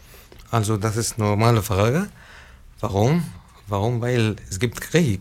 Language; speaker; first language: German; non-native, learner; Arabic